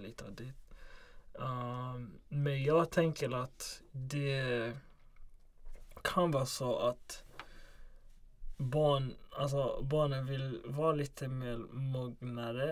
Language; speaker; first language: Swedish; non-native, local second language; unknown